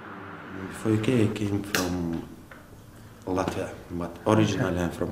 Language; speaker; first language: English; non-native, learner; Russian